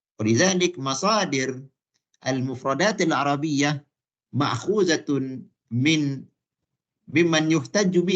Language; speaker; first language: Arabic; non-native, fluent; Malay